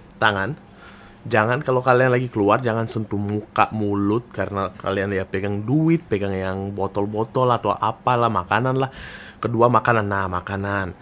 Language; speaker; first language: Indonesian; non-native, fluent; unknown